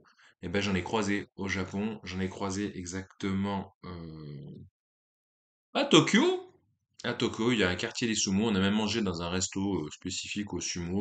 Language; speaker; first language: French; native; French